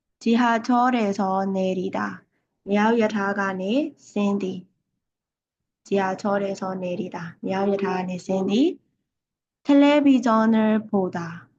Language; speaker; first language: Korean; non-native, fluent; Burmese